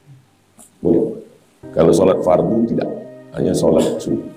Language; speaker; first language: Malay; native; Malay